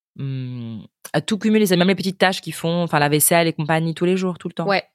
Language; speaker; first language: French; native; French